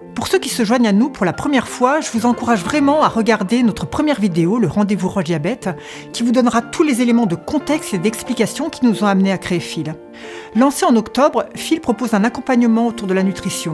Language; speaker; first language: French; native; French